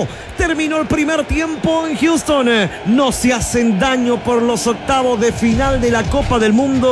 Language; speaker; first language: Spanish; native; Spanish